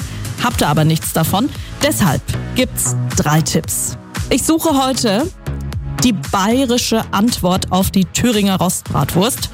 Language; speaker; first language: German; native; German